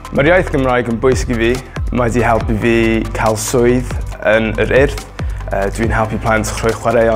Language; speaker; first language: Welsh; non-native, local second language; English